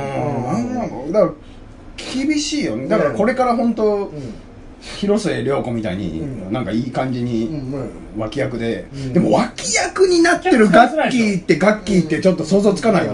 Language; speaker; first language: Japanese; native; Japanese